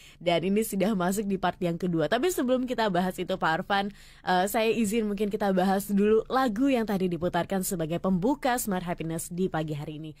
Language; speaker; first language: Indonesian; native; Indonesian